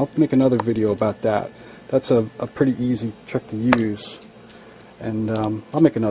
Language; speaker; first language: English; native; English